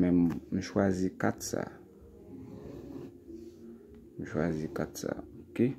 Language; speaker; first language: French; non-native, learner; Haitian Creole